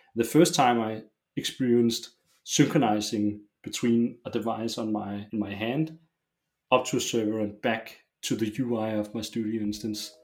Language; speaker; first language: English; non-native, fluent; Danish